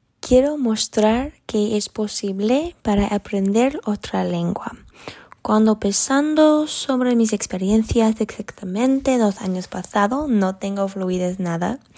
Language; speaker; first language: Spanish; non-native, learner; English